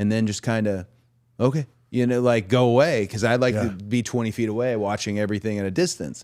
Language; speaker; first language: English; native; English